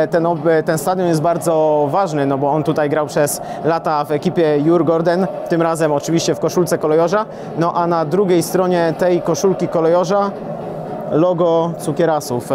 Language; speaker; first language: Polish; native; Polish